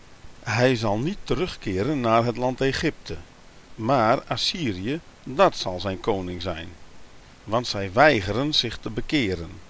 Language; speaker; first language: Dutch; native; Dutch